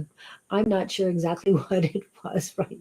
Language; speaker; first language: English; native; English